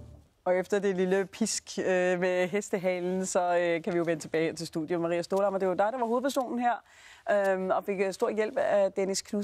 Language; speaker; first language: Danish; native; Danish